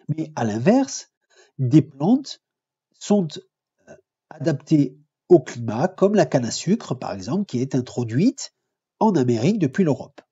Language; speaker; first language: French; native; French